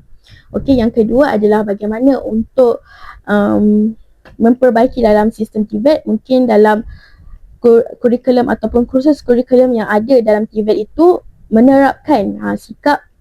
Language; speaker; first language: Malay; native; Malay